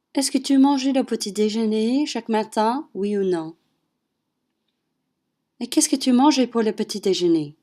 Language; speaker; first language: French; non-native, learner; English